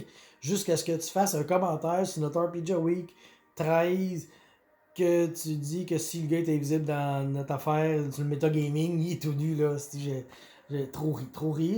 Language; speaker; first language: French; native; French